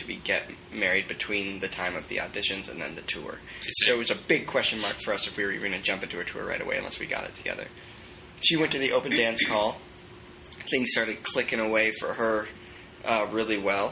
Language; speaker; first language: English; native; English